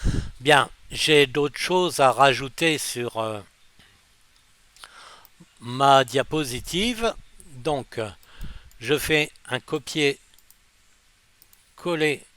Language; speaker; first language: French; native; French